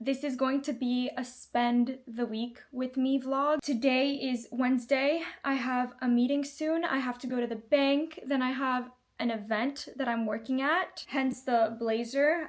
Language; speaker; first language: English; early bilingual, other home language; Polish